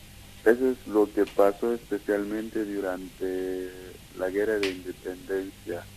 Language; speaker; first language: Spanish; non-native, fluent; Kikuyu